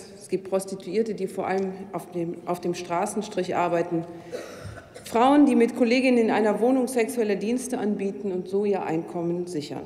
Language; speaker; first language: German; native; German